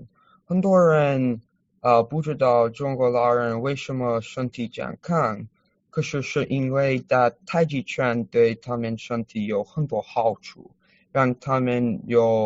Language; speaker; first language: Chinese; non-native, learner; English